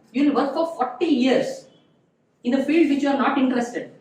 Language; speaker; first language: English; non-native, local second language; Kannada